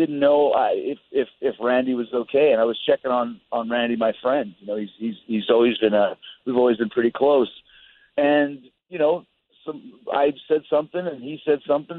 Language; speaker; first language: English; native; English